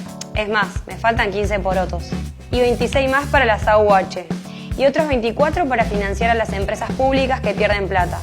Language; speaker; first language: Spanish; native; Spanish